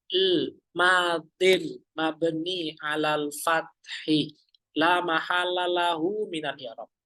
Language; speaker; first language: Arabic; non-native, fluent; Indonesian